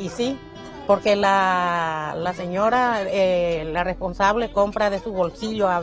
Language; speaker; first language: Spanish; non-native, local second language; Guarani